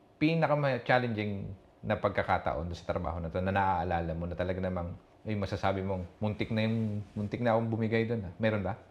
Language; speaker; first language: Filipino; native; Filipino